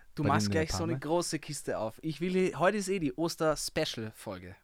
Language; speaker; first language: German; native; German